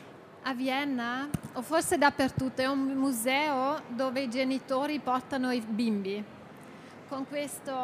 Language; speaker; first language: Italian; non-native, fluent; German